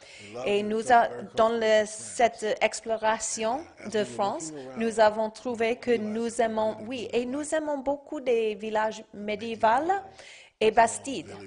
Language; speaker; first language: French; non-native, learner; English